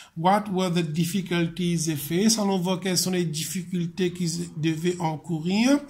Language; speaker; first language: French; non-native, local second language; Morisyen